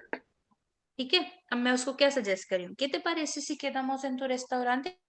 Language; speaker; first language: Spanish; non-native, fluent; Hindi